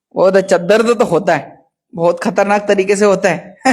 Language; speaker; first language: Hindi; non-native, local second language; Marathi